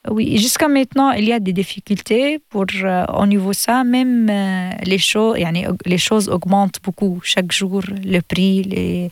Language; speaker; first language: French; non-native, learner; Arabic